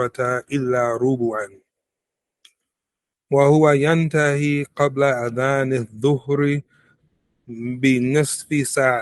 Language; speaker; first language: Arabic; non-native, learner; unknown